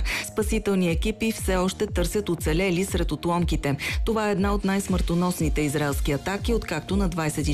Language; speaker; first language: Bulgarian; native; Bulgarian